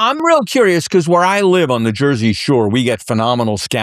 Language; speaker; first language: English; native; English